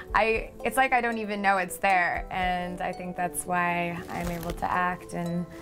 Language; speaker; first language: English; native; English